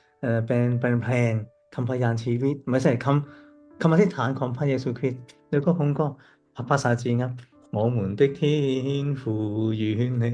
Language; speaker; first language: Thai; non-native, learner; Cantonese